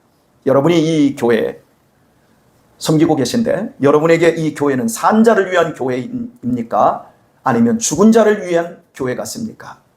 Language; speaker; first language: Korean; native; Korean